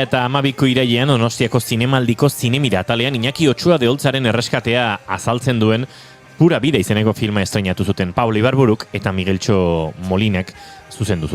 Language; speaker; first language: Basque; native; Basque